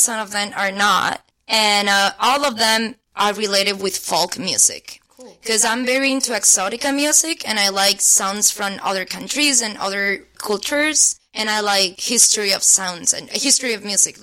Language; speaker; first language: English; non-native, fluent; Spanish